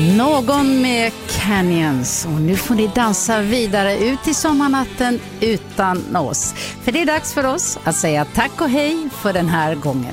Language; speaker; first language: Swedish; native; Swedish